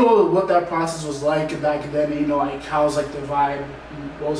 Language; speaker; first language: English; native; English